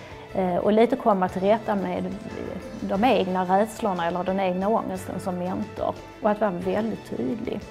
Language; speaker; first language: Swedish; native; Swedish